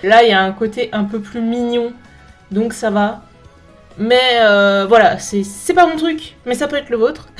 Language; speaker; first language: French; native; French